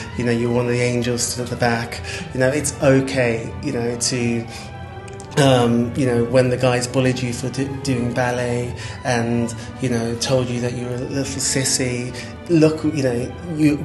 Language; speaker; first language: English; native; English